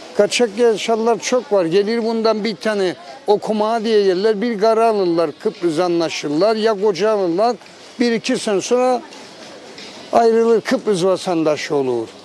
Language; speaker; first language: Turkish; native; Turkish